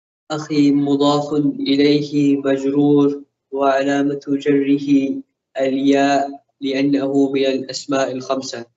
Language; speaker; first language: Arabic; non-native, learner; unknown